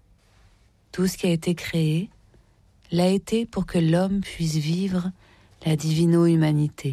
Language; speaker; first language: French; native; French